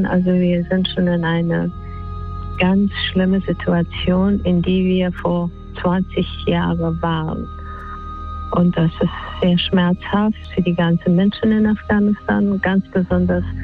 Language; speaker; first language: German; non-native, fluent; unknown